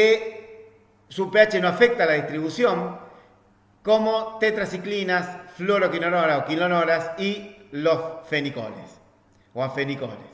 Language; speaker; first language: Spanish; native; Spanish